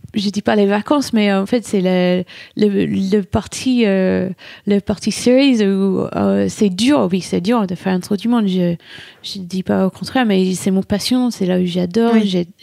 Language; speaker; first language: French; non-native, fluent; English